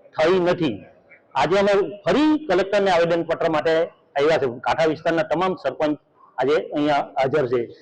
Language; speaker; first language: Gujarati; native; Gujarati